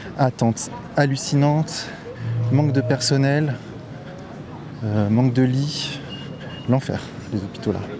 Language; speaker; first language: French; native; French